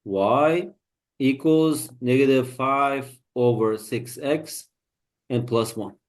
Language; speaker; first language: English; non-native, fluent; Uzbek